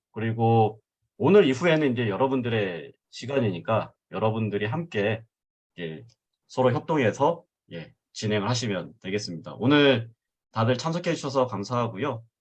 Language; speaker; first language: Korean; native; Korean